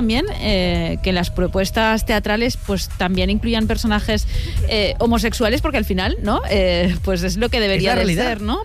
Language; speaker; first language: Spanish; native; Spanish